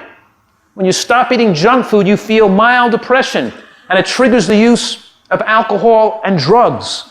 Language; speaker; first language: English; native; English